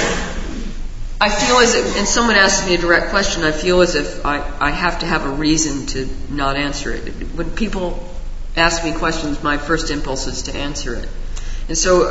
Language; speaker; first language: English; native; English